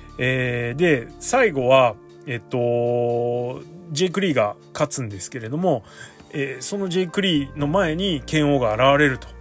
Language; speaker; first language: Japanese; native; Japanese